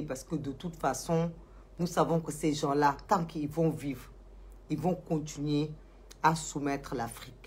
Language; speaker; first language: French; non-native, local second language; Wolof